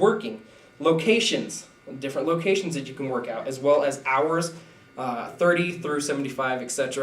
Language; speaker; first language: English; native; English